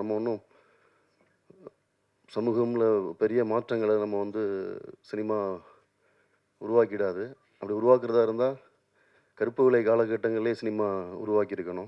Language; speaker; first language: Tamil; native; Tamil